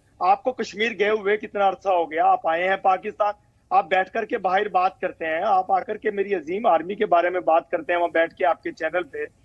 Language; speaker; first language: Urdu; native; Urdu